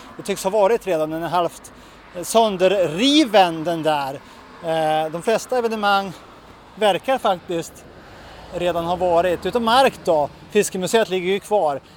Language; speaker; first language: Swedish; native; Swedish